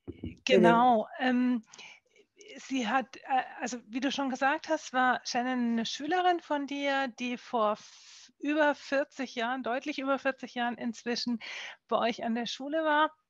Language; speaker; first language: German; native; German